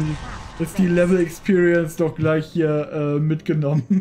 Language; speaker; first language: German; native; German